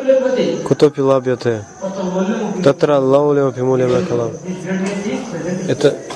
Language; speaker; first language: Russian; non-native, fluent; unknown